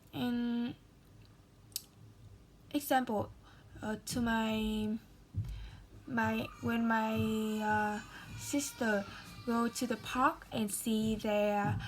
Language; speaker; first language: English; non-native, learner; Vietnamese